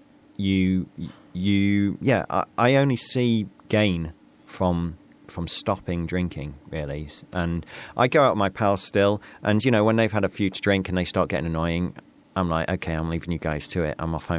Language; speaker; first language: English; native; English